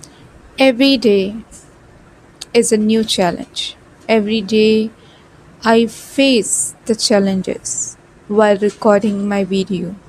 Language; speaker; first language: English; non-native, learner; Bhojpuri